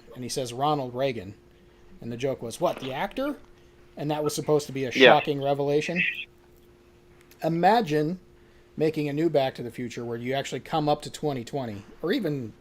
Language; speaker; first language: English; native; English